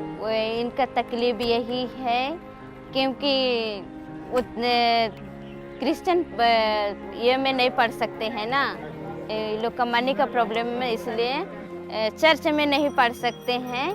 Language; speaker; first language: Hindi; non-native, local second language; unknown